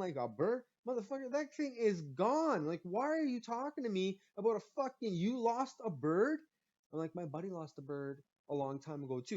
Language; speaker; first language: English; native; English